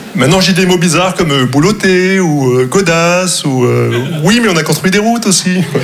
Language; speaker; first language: French; non-native, local second language; Arabic